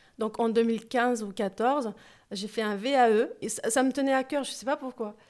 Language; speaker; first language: French; early bilingual, other home language; Turkish